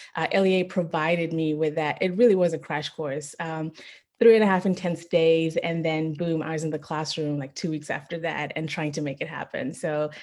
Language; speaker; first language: English; non-native, local second language; Shona